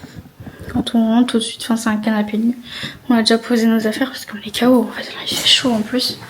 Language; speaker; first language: French; native; French